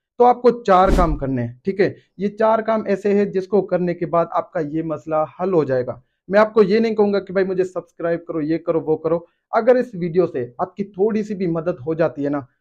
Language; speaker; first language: Urdu; non-native, local second language; Sindhi